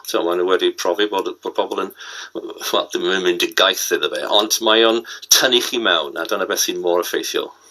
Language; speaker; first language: Welsh; non-native, local second language; English